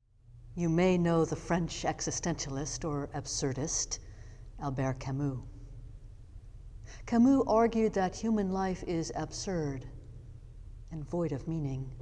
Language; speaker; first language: English; native; English